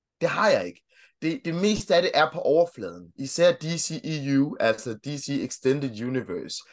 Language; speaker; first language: Danish; early bilingual, other home language; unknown